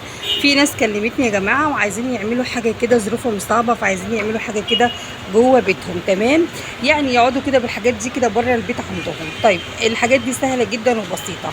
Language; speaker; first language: Arabic; native; Arabic